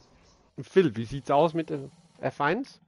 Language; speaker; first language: German; native; German